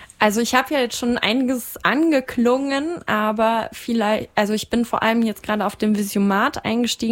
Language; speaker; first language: German; native; German